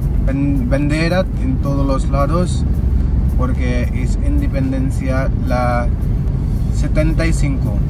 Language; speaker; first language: Spanish; non-native, learner; Hindi